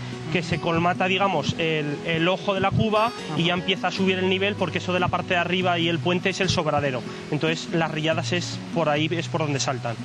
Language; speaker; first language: Spanish; native; Spanish